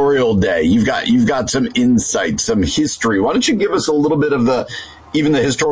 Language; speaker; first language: English; native; English